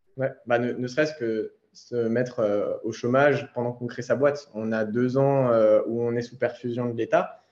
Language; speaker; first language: French; native; French